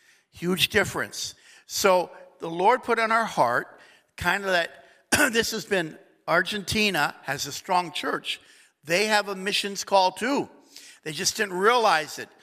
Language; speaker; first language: English; native; English